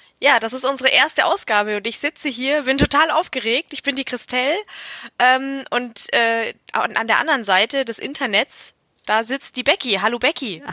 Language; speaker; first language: German; native; German